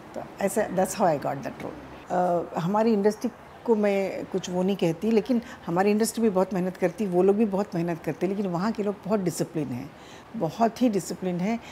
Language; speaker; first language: Hindi; non-native, local second language; Telugu